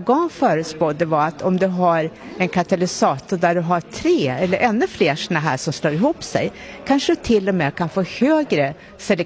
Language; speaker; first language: Swedish; non-native, fluent; Arabic